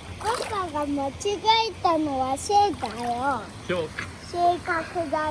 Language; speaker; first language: Japanese; native; Japanese